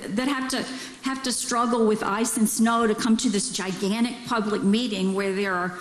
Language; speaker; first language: English; native; English